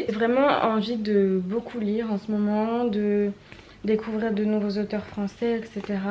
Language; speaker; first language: French; native; French